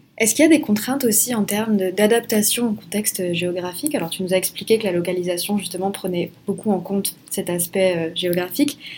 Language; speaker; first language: French; native; French